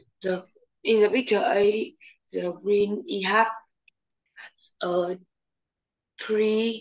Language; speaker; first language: English; non-native, learner; Vietnamese